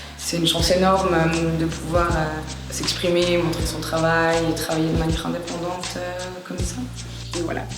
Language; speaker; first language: French; native; French